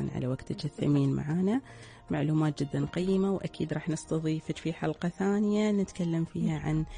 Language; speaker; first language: Arabic; native; Arabic